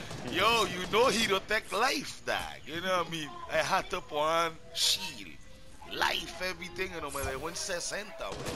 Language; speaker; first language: English; early bilingual, other home language; Spanish